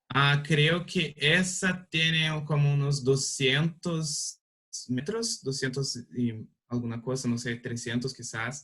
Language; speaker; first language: Spanish; non-native, learner; Portuguese